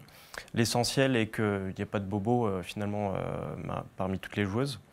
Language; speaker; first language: French; native; French